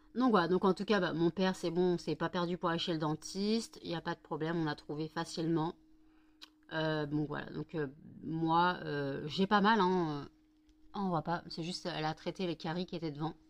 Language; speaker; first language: French; native; French